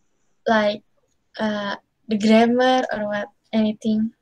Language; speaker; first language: English; non-native, learner; Indonesian